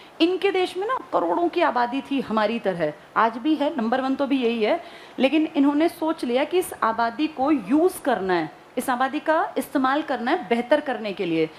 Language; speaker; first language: Hindi; native; Hindi